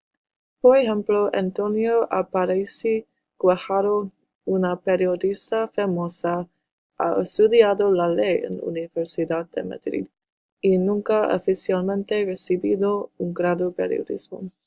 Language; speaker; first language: Spanish; non-native, learner; English